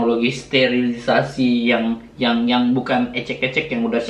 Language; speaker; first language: Indonesian; native; Indonesian